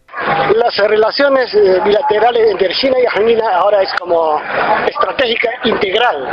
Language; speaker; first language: Spanish; non-native, fluent; Chinese